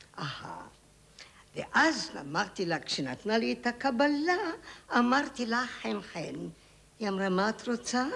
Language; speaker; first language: Hebrew; native; Hebrew